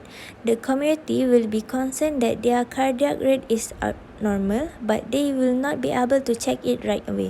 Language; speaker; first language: English; non-native, local second language; Malay